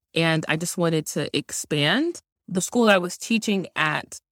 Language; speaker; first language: English; early bilingual, other home language; Haitian Creole